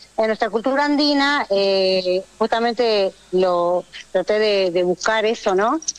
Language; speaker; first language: Spanish; native; Spanish